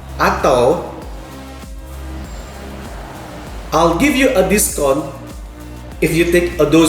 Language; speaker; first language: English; non-native, fluent; Indonesian